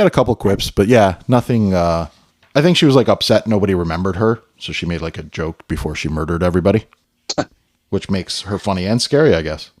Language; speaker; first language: English; native; English